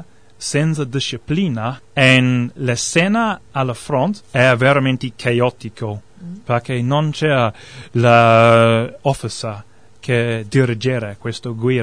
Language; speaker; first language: Italian; non-native, learner; English